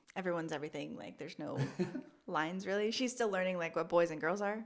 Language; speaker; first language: English; native; English